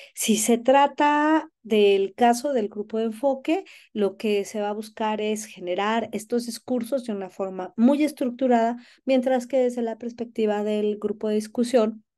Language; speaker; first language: Spanish; native; Spanish